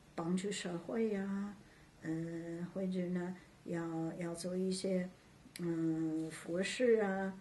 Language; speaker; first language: Chinese; non-native, fluent; English